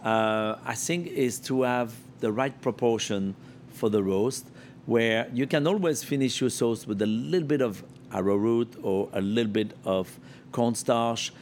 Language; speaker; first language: English; non-native, fluent; French